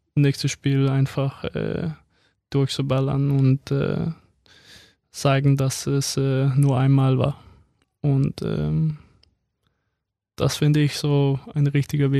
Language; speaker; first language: German; non-native, fluent; Danish